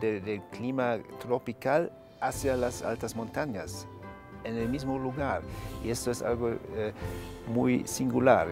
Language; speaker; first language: Spanish; non-native, fluent; German